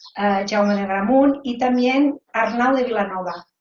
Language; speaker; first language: Spanish; native; Spanish